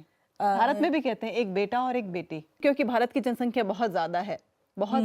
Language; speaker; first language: Hindi; native; Hindi